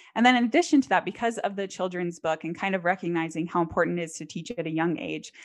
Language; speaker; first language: English; native; English